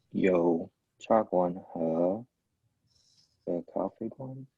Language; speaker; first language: Chinese; non-native, learner; English